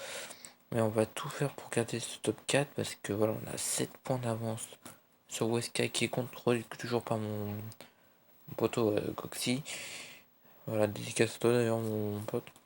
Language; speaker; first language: French; native; French